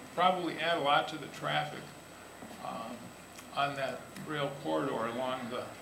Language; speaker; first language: English; native; English